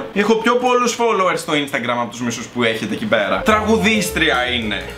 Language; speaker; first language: Greek; native; Greek